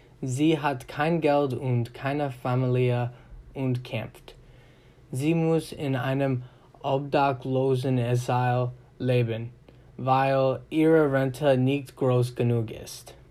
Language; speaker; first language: German; non-native, learner; English